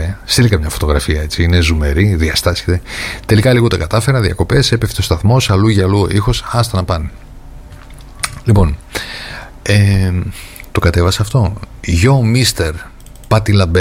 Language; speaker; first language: Greek; native; Greek